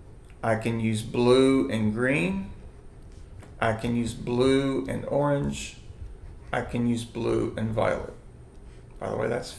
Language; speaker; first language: English; native; English